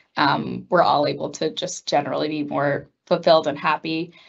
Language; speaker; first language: English; native; English